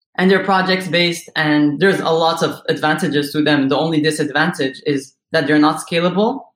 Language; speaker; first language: English; non-native, fluent; Arabic